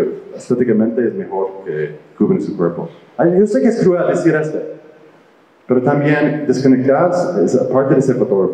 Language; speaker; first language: Spanish; non-native, fluent; English